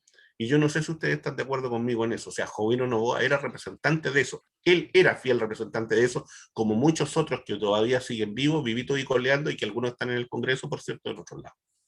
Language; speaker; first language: Spanish; native; Spanish